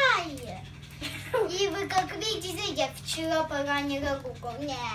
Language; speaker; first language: Russian; early bilingual, heritage; Russian